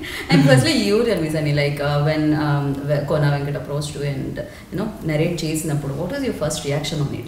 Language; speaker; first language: English; non-native, local second language; Telugu